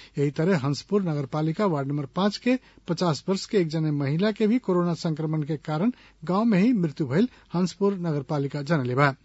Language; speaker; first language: Bhojpuri; non-native, local second language; Nepali